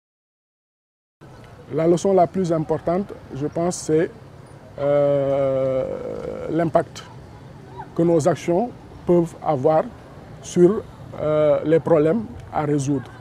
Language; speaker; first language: French; non-native, local second language; Wolof